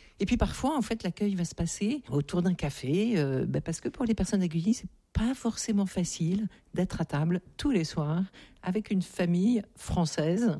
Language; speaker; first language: French; native; French